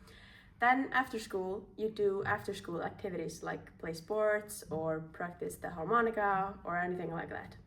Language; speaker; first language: English; non-native, learner; Icelandic